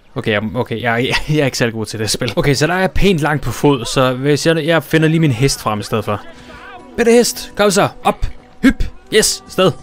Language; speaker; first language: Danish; native; Danish